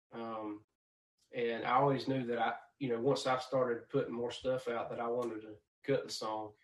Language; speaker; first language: English; native; English